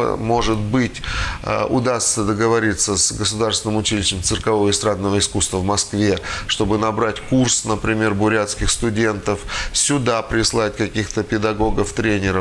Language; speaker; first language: Russian; native; Russian